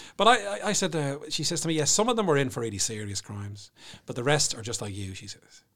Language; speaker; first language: English; native; English